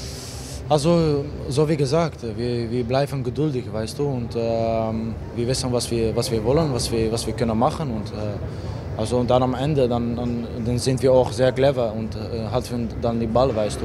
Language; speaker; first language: German; non-native, fluent; Dutch